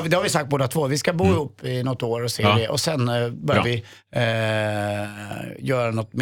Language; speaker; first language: Swedish; native; Swedish